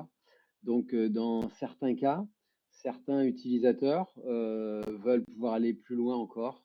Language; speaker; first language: French; native; French